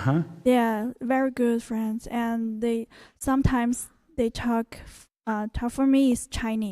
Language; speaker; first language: English; non-native, learner; Chinese